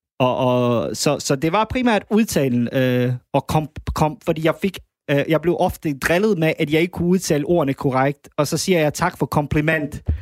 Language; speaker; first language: Danish; early bilingual, other home language; Bosnian